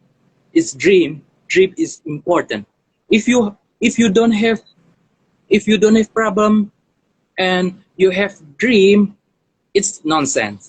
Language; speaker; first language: English; non-native, learner; Indonesian